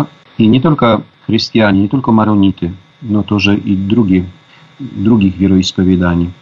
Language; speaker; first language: Russian; non-native, fluent; Polish